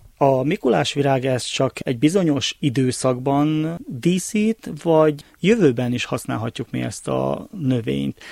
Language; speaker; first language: Hungarian; native; Hungarian